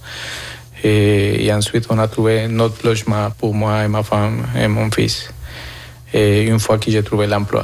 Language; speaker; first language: French; non-native, fluent; Spanish